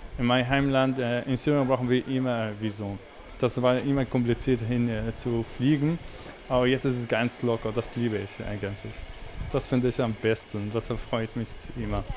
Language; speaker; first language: German; non-native, learner; Arabic